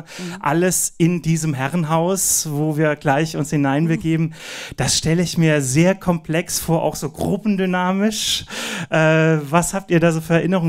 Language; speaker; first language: German; native; German